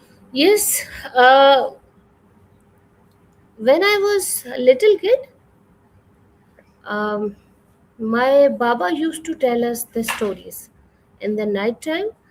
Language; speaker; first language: English; non-native, fluent; Urdu